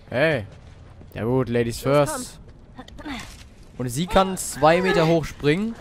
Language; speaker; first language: German; native; German